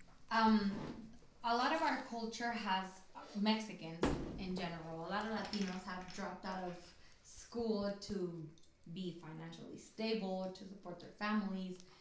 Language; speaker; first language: English; early bilingual, other home language; Spanish